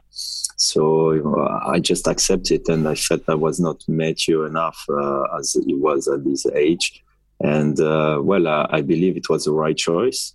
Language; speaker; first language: English; non-native, fluent; French